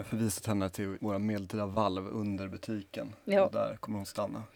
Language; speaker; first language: Swedish; native; Swedish